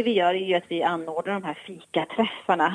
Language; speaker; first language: Swedish; native; Swedish